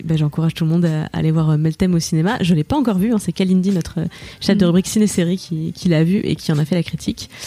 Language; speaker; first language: French; native; French